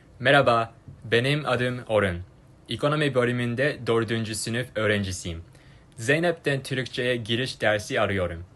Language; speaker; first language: Turkish; non-native, learner; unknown